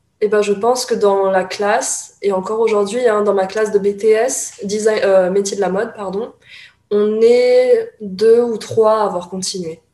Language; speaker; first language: French; early bilingual, other home language; Chinese